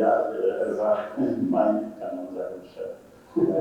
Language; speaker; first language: German; non-native, fluent; Polish